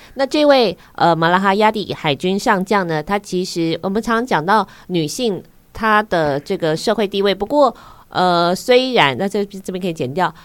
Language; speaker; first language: Chinese; native; Chinese